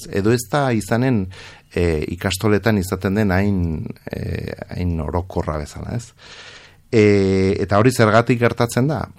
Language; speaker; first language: Basque; non-native, local second language; Spanish